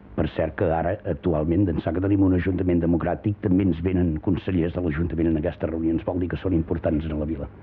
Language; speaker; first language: Catalan; native; Catalan